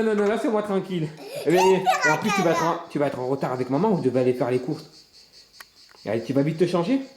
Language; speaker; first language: French; native; French